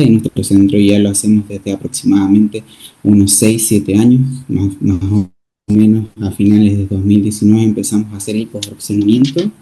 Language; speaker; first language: Spanish; native; Spanish